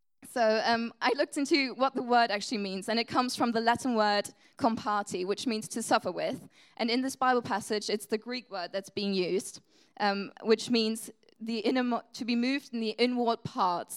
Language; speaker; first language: English; non-native, fluent; German